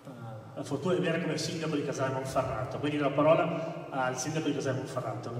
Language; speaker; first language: Italian; native; Italian